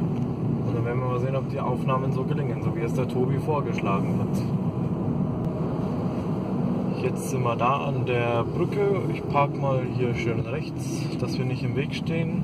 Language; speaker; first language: German; native; German